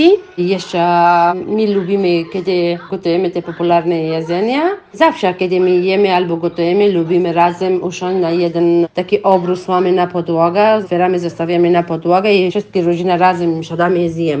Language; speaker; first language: Polish; non-native, learner; Persian